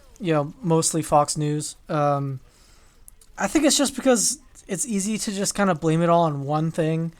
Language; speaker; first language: English; native; English